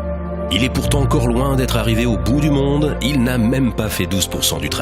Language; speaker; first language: French; native; French